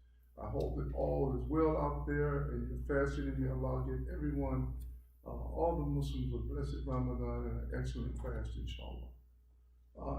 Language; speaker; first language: English; native; English